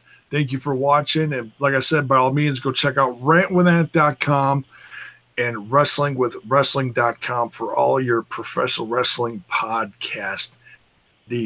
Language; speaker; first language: English; native; English